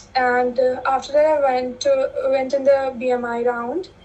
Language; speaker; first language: English; non-native, local second language; Hindi